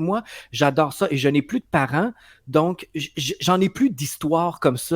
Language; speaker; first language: French; native; French